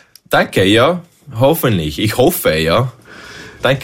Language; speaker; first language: German; non-native, learner; English